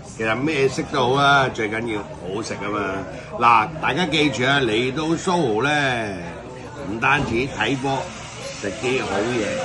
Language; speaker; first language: Cantonese; early bilingual, other home language; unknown